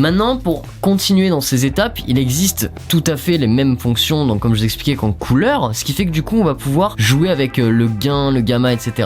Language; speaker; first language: French; native; French